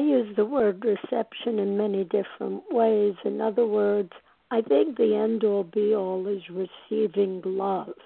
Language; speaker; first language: English; native; English